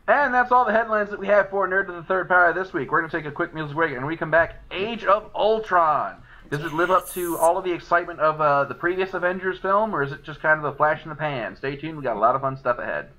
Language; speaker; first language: English; native; English